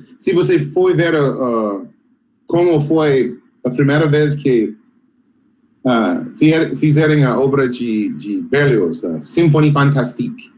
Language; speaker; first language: Portuguese; non-native, fluent; English